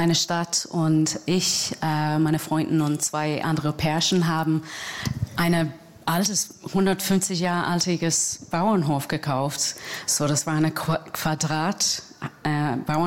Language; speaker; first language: German; non-native, fluent; English